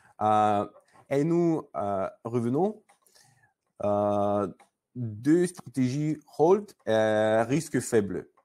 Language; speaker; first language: French; non-native, learner; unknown